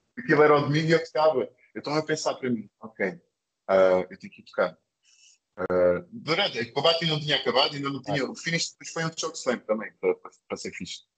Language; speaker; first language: Portuguese; early bilingual, other home language; English